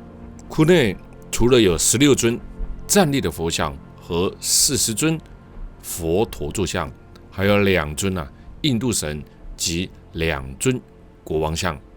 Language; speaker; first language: Chinese; native; Chinese